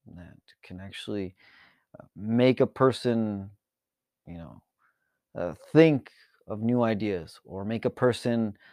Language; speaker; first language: English; early bilingual, other home language; Spanish